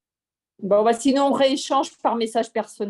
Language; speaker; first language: French; native; French